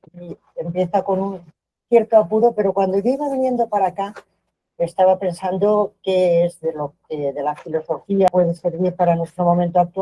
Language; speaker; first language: Spanish; native; Spanish